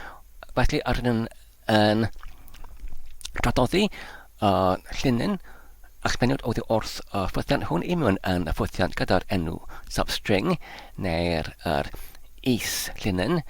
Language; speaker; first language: Welsh; non-native, learner; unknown